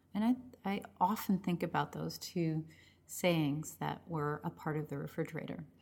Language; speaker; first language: English; early bilingual, other home language; Spanish